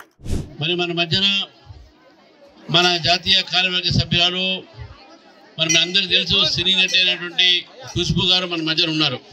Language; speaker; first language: Telugu; native; Telugu